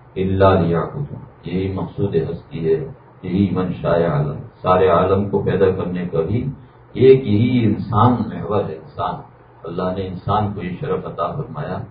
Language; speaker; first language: Urdu; native; Urdu